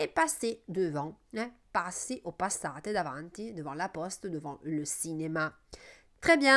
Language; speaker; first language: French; non-native, fluent; Italian